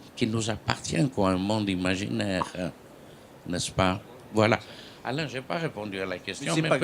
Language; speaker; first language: French; non-native, fluent; Greek